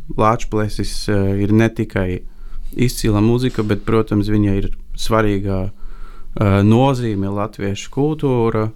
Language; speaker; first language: Latvian; non-native, fluent; Bulgarian